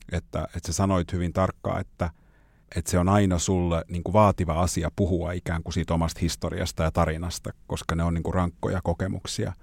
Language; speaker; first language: Finnish; native; Finnish